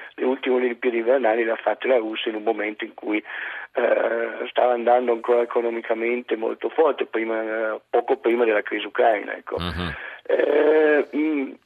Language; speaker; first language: Italian; native; Italian